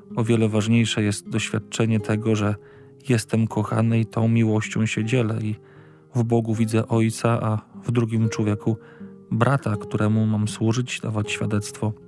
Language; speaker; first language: Polish; native; Polish